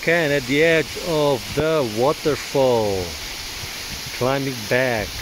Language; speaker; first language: English; non-native, learner; Vietnamese